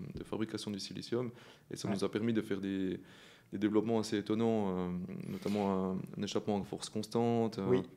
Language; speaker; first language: French; native; French